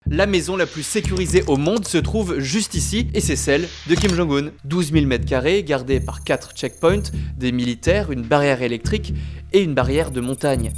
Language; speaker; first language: French; native; French